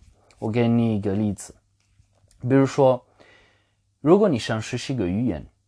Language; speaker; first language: Chinese; non-native, fluent; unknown